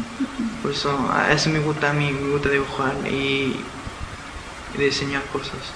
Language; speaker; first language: Spanish; early bilingual, heritage; Spanish